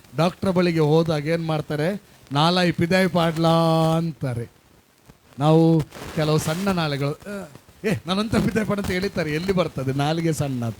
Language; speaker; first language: Kannada; non-native, local second language; Tulu